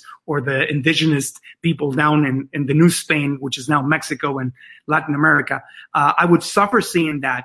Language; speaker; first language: English; non-native, fluent; Spanish